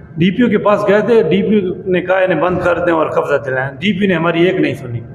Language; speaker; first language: Urdu; non-native, local second language; Saraiki